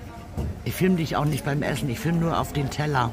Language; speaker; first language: German; native; German